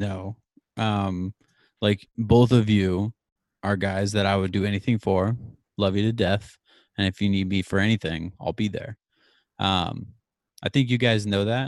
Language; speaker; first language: English; native; English